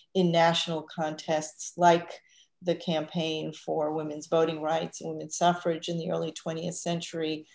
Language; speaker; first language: English; native; English